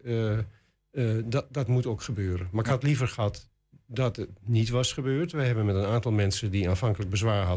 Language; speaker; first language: Dutch; native; Dutch